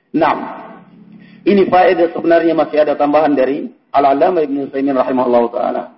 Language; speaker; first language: Indonesian; native; Indonesian